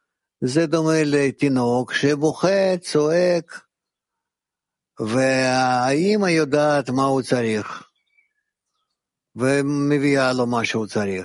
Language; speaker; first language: Hebrew; non-native, fluent; Russian